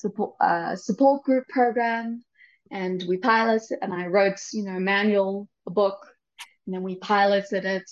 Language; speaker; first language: English; native; English